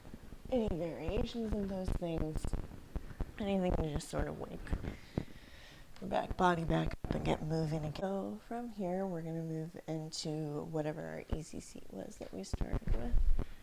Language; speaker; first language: English; native; English